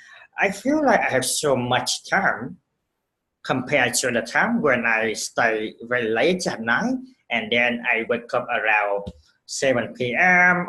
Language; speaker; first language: English; non-native, fluent; Vietnamese